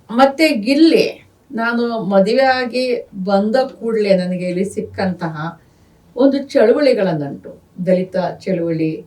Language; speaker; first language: Kannada; non-native, local second language; Urdu